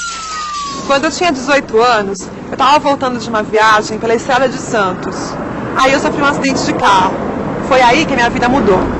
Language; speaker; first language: Portuguese; native; Portuguese